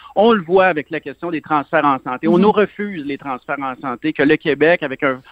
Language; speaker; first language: French; native; French